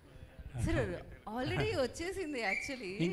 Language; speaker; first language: Telugu; native; Telugu